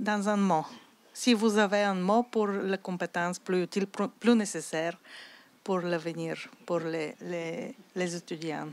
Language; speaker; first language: French; non-native, fluent; Bulgarian